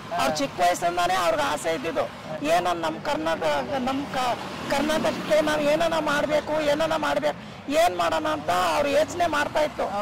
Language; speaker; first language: Kannada; non-native, local second language; Marathi